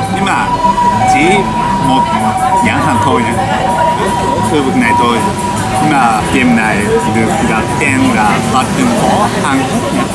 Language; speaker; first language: Vietnamese; non-native, learner; Japanese